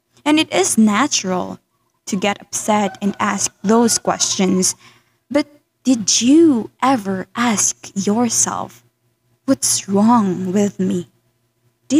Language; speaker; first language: English; non-native, local second language; Cebuano